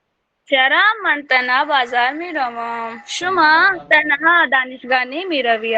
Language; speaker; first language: Persian; non-native, learner; Urdu